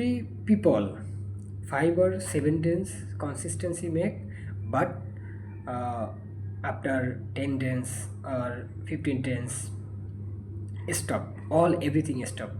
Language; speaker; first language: English; non-native, learner; Bangla